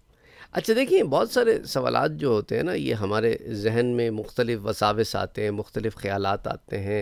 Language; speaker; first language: Urdu; native; Urdu